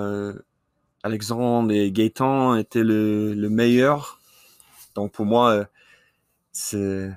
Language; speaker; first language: French; non-native, learner; English